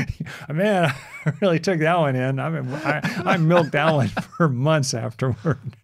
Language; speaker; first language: English; native; English